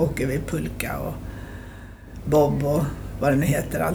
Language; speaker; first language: Swedish; native; Swedish